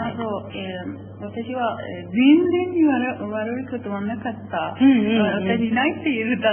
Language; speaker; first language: Japanese; non-native, learner; Persian